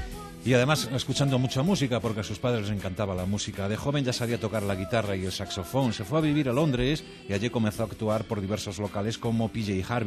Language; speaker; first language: Spanish; native; Spanish